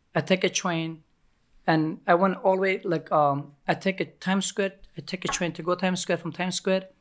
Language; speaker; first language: English; non-native, learner; Turkish